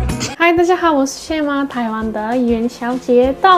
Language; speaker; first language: Chinese; non-native, fluent; Turkish